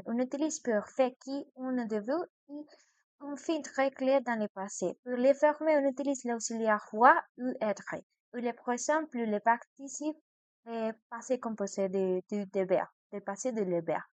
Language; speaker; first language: French; non-native, learner; Spanish